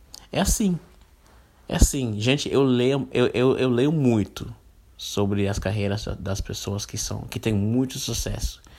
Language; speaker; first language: Portuguese; non-native, fluent; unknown